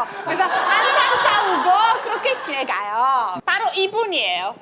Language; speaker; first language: Korean; non-native, learner; Italian